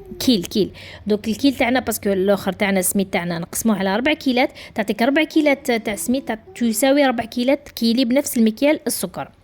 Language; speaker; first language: Arabic; native; Arabic